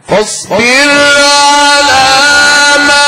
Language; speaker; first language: Arabic; native; Arabic